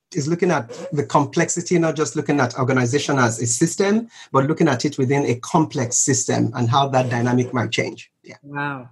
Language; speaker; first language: English; non-native, local second language; Yoruba